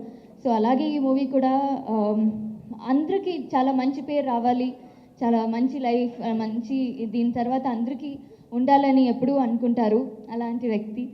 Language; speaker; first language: Telugu; non-native, local second language; Tamil